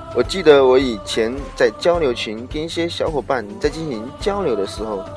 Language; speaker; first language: Chinese; native; Chinese